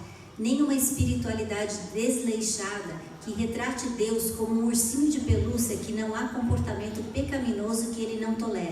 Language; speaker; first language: Portuguese; native; Portuguese